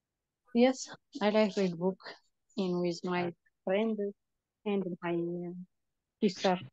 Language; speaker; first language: English; non-native, learner; Tigrinya